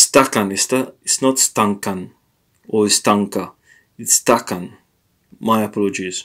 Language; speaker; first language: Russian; non-native, learner; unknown